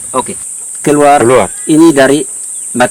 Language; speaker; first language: Indonesian; non-native, learner; French